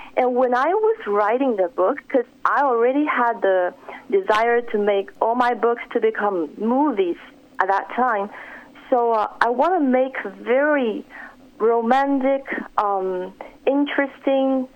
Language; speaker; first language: English; non-native, fluent; Chinese